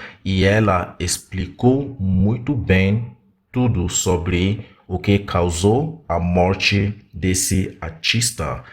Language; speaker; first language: Portuguese; non-native, fluent; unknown